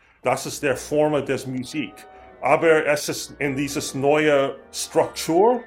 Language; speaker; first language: German; non-native, learner; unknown